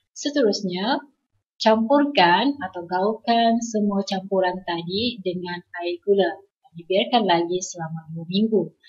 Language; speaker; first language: Malay; non-native, local second language; Iban